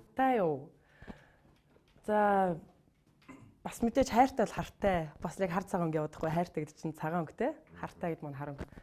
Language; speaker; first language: Mongolian; non-native, local second language; Kazakh